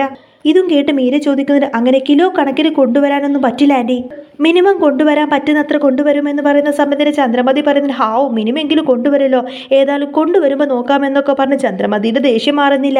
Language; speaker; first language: Malayalam; native; Malayalam